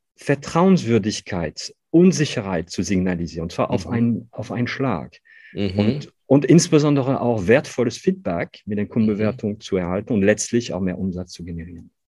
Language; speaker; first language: German; non-native, fluent; French